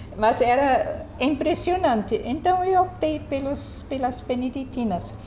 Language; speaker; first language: Portuguese; non-native, fluent; German